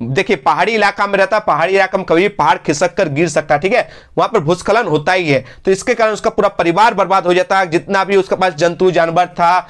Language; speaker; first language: Hindi; non-native, local second language; Bangla